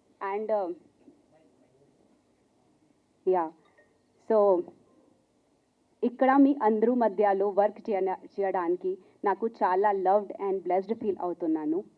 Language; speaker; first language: Telugu; non-native, learner; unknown